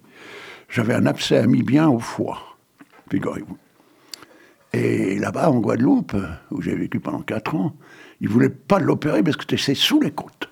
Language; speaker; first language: French; native; French